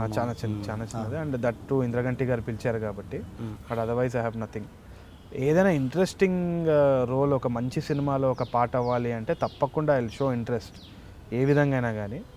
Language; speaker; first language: Telugu; native; Telugu